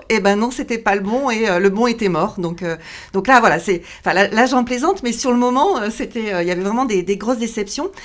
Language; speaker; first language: French; native; French